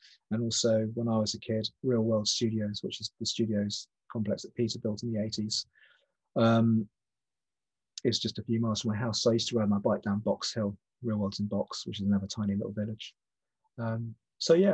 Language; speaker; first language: English; native; English